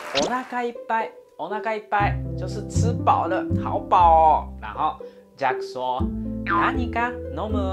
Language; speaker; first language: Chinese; non-native, fluent; Japanese